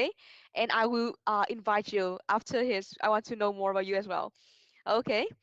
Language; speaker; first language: English; non-native, fluent; Vietnamese